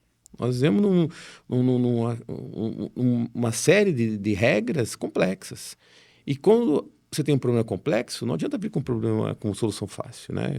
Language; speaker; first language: Portuguese; native; Portuguese